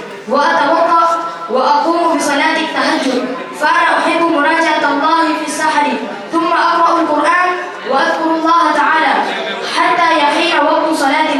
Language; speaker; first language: Arabic; non-native, learner; Urdu